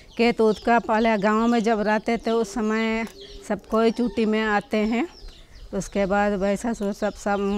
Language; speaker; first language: Hindi; non-native, local second language; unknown